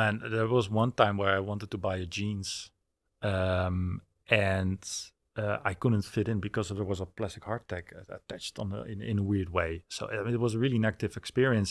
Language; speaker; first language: English; non-native, fluent; Dutch